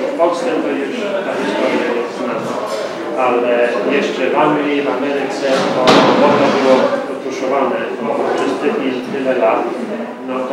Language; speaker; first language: Polish; early bilingual, heritage; Polish